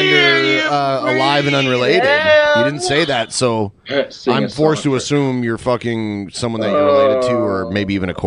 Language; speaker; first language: English; native; English